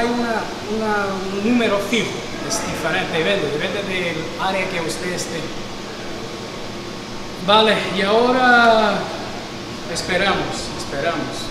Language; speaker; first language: Spanish; non-native, fluent; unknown